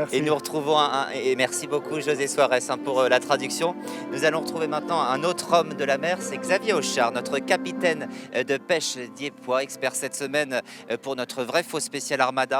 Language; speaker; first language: French; native; French